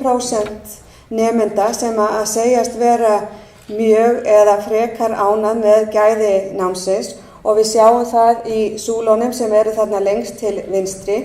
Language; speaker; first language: Icelandic; native; Icelandic